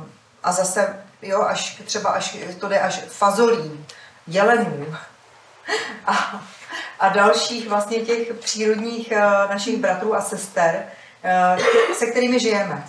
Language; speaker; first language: Czech; native; Czech